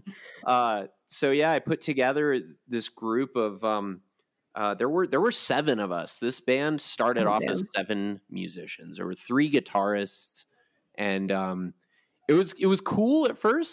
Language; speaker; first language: English; native; English